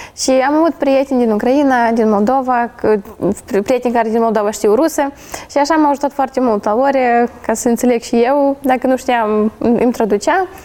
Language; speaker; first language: Romanian; non-native, fluent; Ukrainian